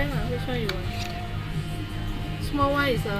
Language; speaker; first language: English; non-native, fluent; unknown